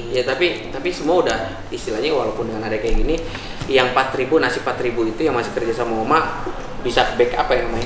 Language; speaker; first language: Indonesian; native; Indonesian